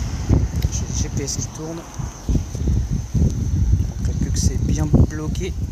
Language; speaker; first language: French; native; French